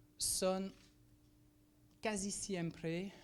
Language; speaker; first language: Spanish; non-native, fluent; French